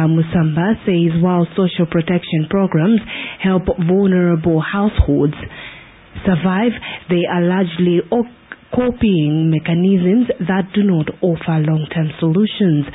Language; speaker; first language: English; non-native, local second language; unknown